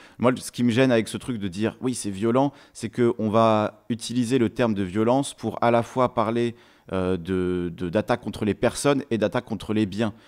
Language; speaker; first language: French; native; French